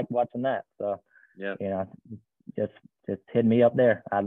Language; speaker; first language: English; native; English